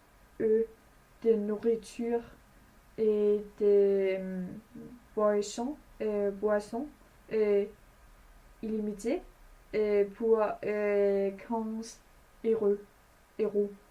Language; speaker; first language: French; non-native, learner; Danish